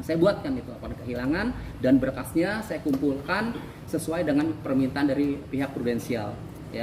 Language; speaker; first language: Indonesian; native; Indonesian